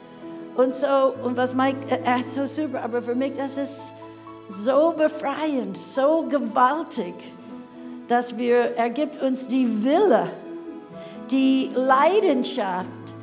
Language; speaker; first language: German; non-native, fluent; English